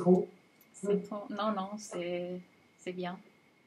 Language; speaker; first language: French; non-native, fluent; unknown